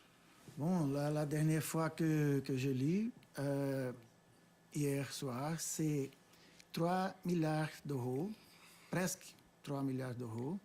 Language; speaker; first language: French; non-native, fluent; Portuguese